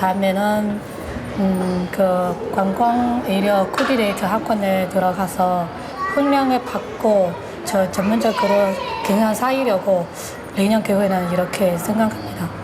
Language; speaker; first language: Korean; non-native, learner; Chinese